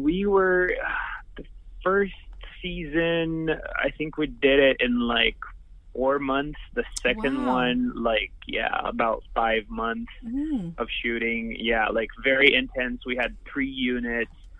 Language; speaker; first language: English; non-native, fluent; Portuguese